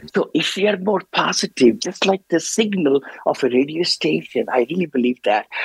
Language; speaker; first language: English; non-native, local second language; Hindi